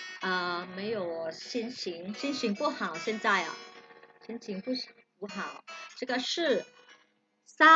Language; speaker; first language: Chinese; non-native, fluent; Thai